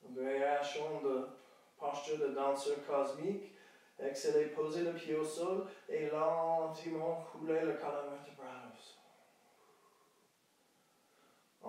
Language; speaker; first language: French; non-native, fluent; English